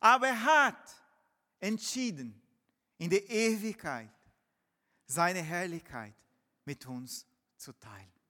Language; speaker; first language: German; non-native, fluent; Portuguese